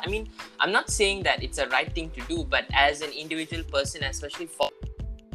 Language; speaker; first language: English; non-native, local second language; Tamil